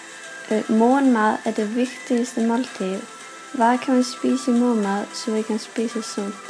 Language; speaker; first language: Danish; non-native, learner; Icelandic